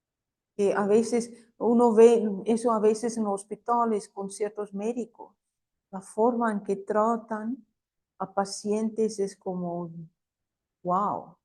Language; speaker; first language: Spanish; non-native, fluent; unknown